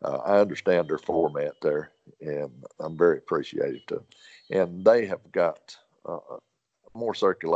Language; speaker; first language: English; native; English